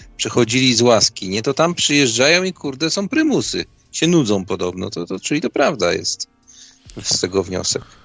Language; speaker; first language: Polish; native; Polish